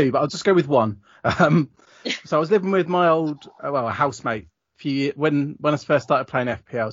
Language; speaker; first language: English; native; English